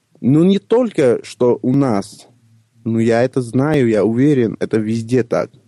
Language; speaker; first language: Russian; non-native, local second language; Armenian